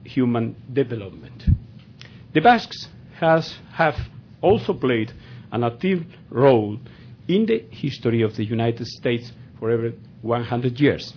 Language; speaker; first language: English; non-native, fluent; Spanish